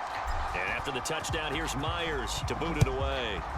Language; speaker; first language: English; native; English